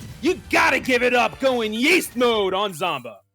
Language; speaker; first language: English; native; English